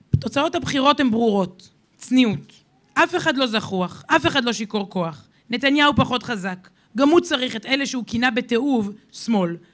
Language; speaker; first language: Hebrew; native; Hebrew